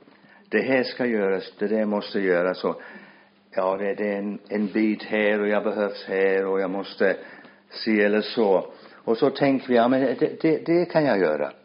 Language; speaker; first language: Swedish; non-native, fluent; English